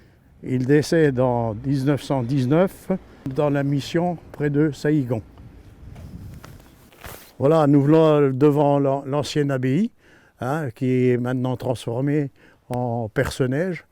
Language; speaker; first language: French; native; French